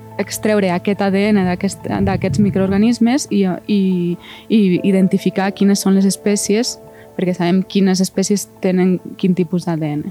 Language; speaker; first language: Catalan; native; Catalan